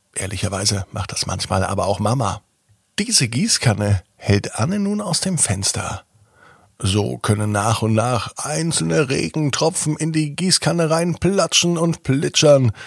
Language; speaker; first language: German; native; German